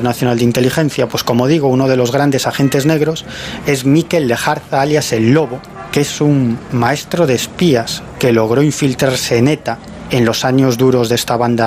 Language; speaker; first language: Spanish; native; Spanish